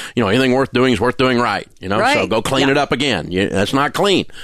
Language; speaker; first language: English; native; English